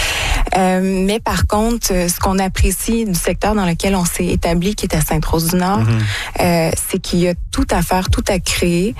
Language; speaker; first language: French; native; French